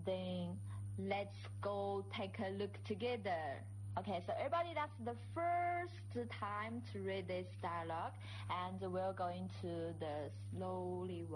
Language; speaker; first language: English; non-native, fluent; Chinese